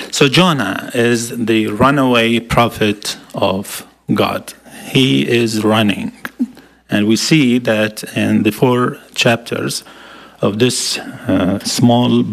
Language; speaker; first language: English; non-native, fluent; Aramaic